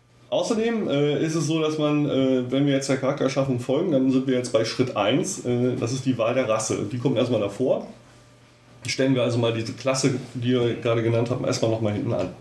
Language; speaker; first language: German; native; German